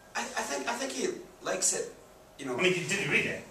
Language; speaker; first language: English; native; English